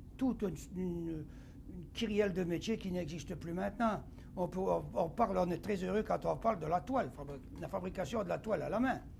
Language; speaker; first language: French; native; French